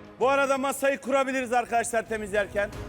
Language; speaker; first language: Turkish; native; Turkish